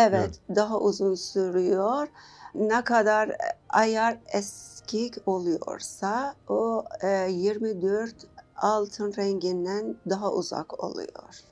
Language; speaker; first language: Turkish; non-native, learner; Persian